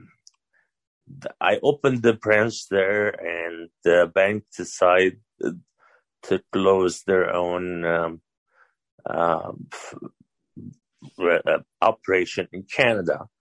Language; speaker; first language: English; non-native, fluent; Arabic